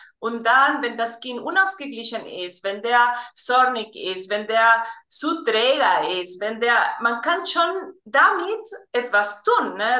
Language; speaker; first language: German; non-native, fluent; Spanish